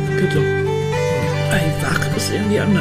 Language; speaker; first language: German; native; German